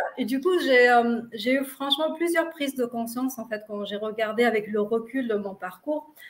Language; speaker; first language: French; non-native, local second language; Arabic